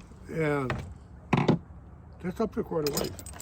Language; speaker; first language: English; native; English